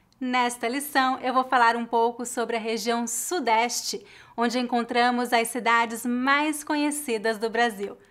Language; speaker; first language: Portuguese; native; Portuguese